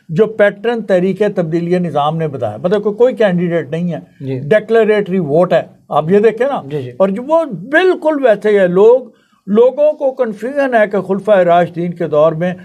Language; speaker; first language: Urdu; non-native, local second language; Punjabi